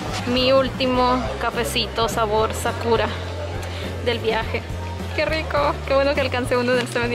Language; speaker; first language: Spanish; native; Spanish